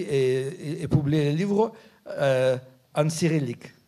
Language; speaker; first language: French; non-native, fluent; Ukrainian